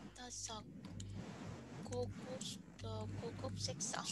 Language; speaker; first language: Finnish; non-native, learner; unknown